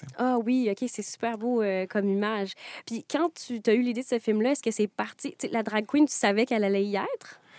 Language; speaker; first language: French; native; French